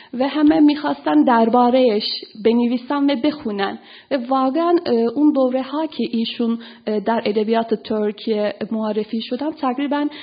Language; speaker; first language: Persian; non-native, fluent; Turkish